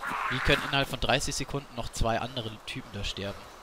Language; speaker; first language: German; native; German